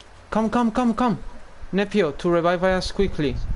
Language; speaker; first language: English; non-native, learner; Spanish